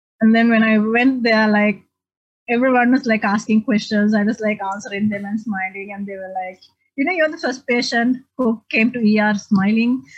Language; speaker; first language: English; non-native, local second language; Sinhala